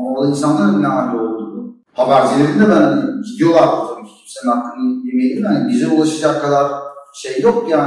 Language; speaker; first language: Turkish; native; Turkish